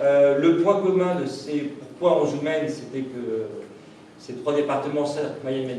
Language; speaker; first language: French; native; French